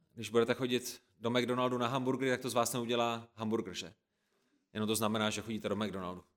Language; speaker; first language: Czech; native; Czech